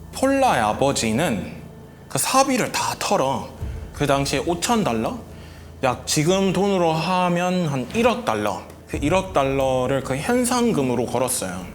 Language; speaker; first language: Korean; non-native, fluent; English